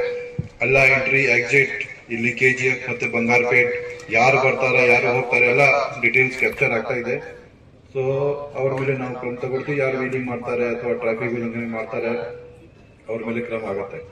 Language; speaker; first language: Kannada; non-native, fluent; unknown